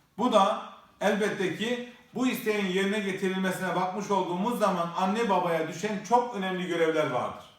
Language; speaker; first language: Turkish; native; Turkish